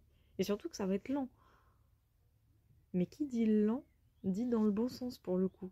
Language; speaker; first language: French; native; French